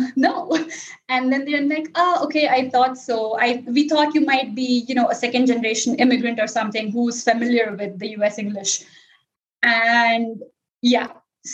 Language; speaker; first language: English; non-native, local second language; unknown